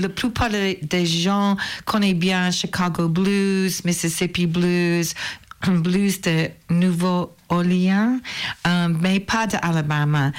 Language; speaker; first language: French; non-native, learner; English